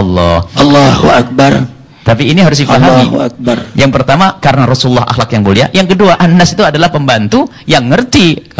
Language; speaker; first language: Indonesian; native; Indonesian